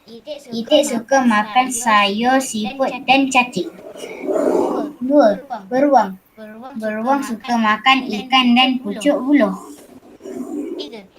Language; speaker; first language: Malay; native; Malay